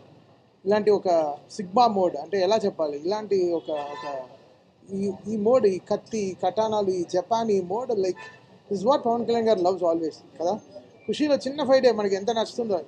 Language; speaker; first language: Telugu; native; Telugu